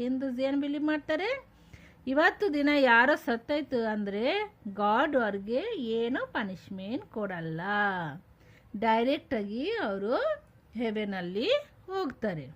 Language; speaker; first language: Kannada; non-native, local second language; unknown